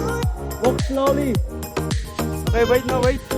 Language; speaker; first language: English; non-native, learner; Thai